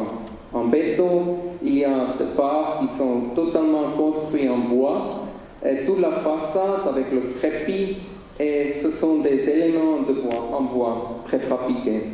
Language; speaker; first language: French; non-native, local second language; Swiss German